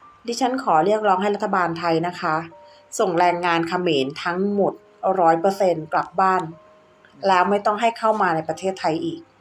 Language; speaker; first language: Thai; native; Thai